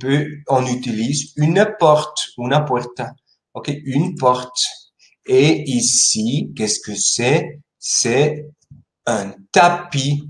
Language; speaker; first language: French; non-native, fluent; Spanish